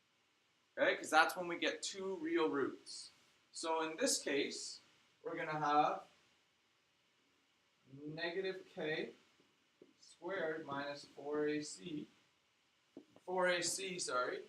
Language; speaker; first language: English; native; English